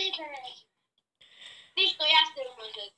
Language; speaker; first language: Bulgarian; early bilingual, heritage; English